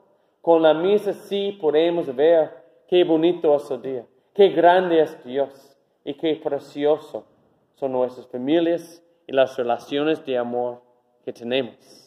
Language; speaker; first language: Spanish; non-native, learner; English